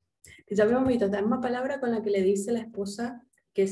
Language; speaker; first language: Spanish; native; Spanish